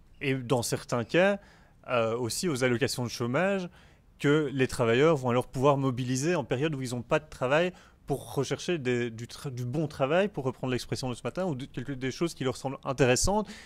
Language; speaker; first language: French; native; French